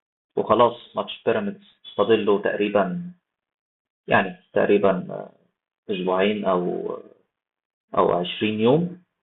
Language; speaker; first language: Arabic; native; Arabic